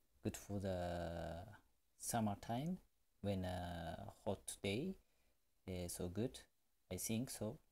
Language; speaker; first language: English; non-native, learner; Japanese